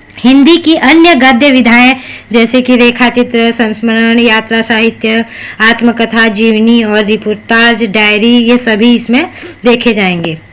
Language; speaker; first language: Hindi; native; Hindi